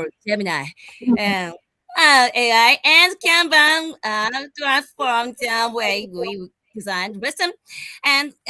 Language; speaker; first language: English; non-native, learner; Japanese